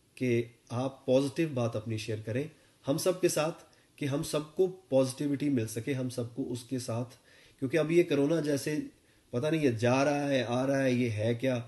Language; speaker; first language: Hindi; non-native, local second language; Punjabi